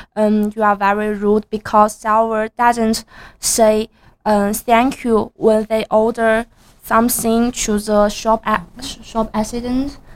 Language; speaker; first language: English; non-native, learner; Chinese